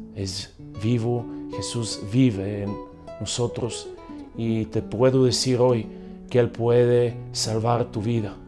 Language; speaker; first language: Spanish; non-native, fluent; Bulgarian